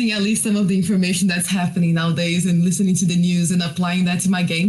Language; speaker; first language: English; non-native, fluent; Portuguese